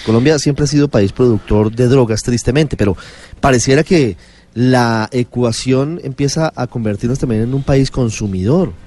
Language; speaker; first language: Spanish; native; Spanish